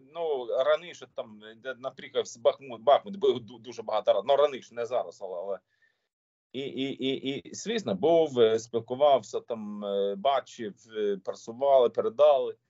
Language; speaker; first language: Ukrainian; non-native, learner; Swedish